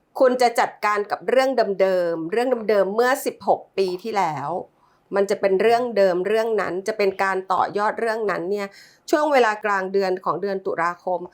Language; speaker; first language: Thai; native; Thai